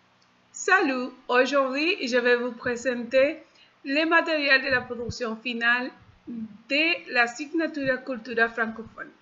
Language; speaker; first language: French; non-native, fluent; Spanish